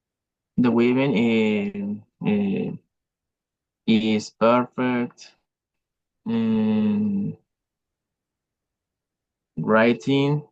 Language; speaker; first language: English; non-native, learner; Spanish